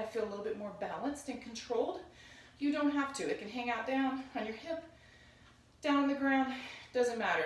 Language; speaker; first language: English; native; English